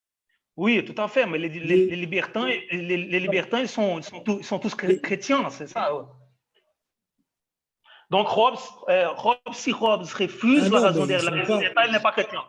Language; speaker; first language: French; non-native, learner; Portuguese